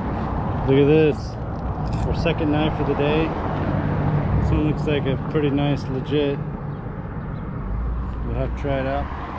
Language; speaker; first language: English; native; English